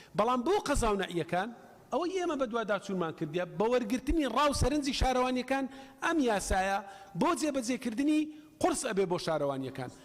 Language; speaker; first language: Central Kurdish; native; Central Kurdish